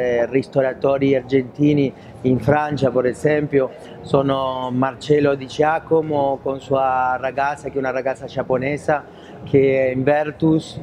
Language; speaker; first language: Italian; non-native, fluent; Spanish